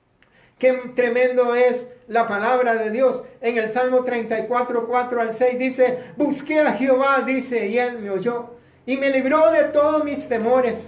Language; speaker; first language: Spanish; native; Spanish